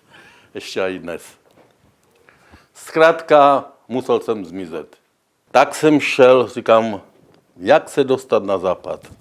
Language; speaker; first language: Czech; non-native, local second language; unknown